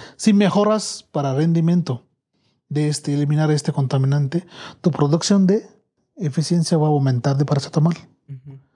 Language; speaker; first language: Spanish; non-native, learner; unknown